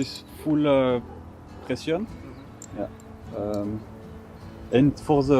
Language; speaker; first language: English; non-native, learner; French